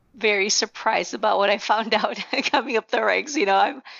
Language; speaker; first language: English; early bilingual, other home language; Spanish